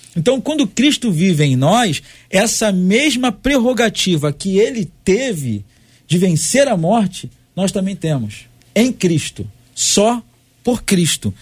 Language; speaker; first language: Portuguese; native; Portuguese